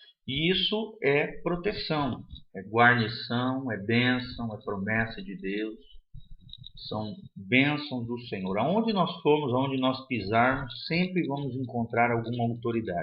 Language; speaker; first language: Portuguese; native; Portuguese